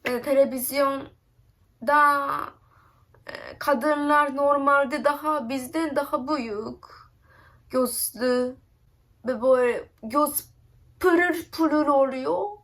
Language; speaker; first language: Turkish; non-native, learner; Japanese